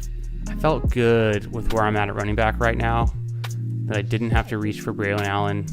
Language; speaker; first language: English; native; English